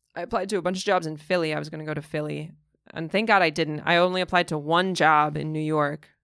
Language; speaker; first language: English; early bilingual, other home language; Russian